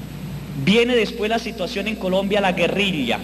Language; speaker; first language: Spanish; native; Spanish